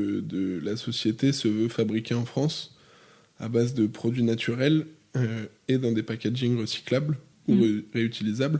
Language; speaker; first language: French; native; French